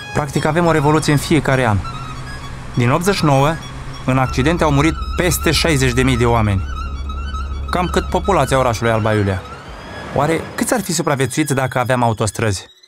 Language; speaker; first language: Romanian; native; Romanian